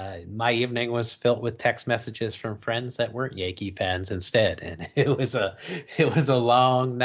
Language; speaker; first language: English; native; English